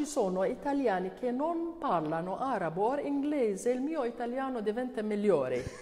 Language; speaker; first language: Italian; non-native, learner; Arabic